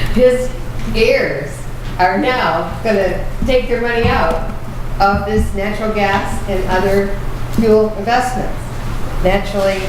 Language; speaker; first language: English; native; English